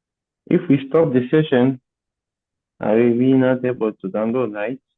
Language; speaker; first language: English; non-native, learner; Portuguese